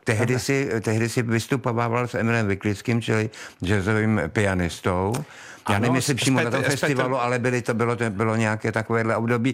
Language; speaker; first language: Czech; native; Czech